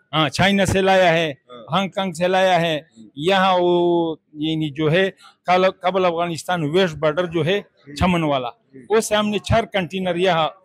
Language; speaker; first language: Urdu; non-native, local second language; Pashto